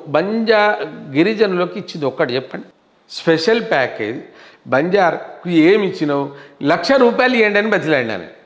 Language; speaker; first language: Telugu; non-native, local second language; Lambadi